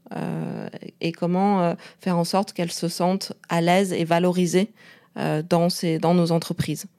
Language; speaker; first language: French; non-native, fluent; Chinese